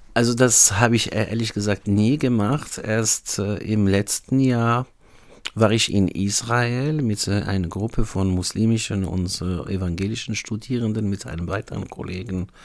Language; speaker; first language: German; non-native, fluent; Arabic